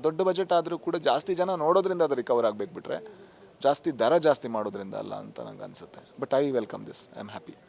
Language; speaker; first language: Kannada; non-native, local second language; Tulu